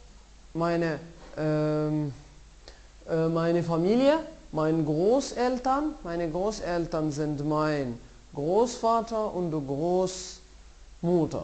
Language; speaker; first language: German; non-native, fluent; Arabic